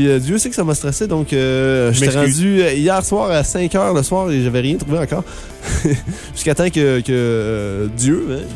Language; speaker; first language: French; native; French